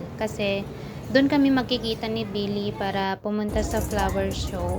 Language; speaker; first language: Filipino; native; Filipino